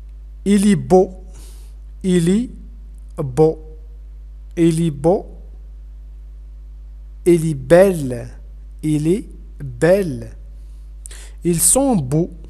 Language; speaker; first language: French; non-native, fluent; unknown